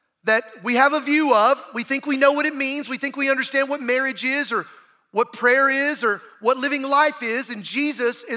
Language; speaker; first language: English; native; English